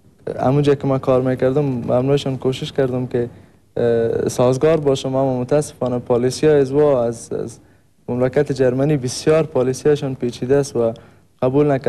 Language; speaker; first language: Persian; native; Persian